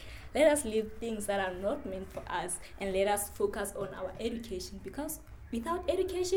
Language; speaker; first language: English; non-native, local second language; Northern Sotho